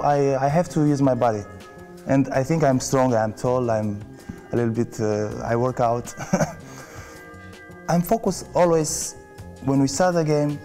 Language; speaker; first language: English; non-native, fluent; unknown